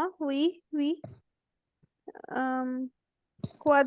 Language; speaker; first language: French; non-native, fluent; Hindi